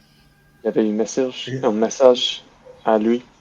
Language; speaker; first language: French; non-native, learner; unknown